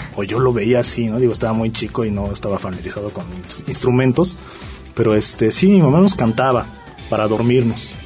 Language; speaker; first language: Spanish; early bilingual, other home language; Japanese